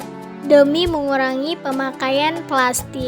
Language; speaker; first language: Indonesian; native; Indonesian